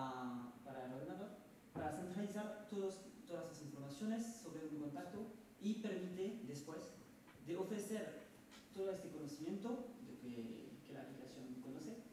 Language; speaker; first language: Spanish; non-native, fluent; French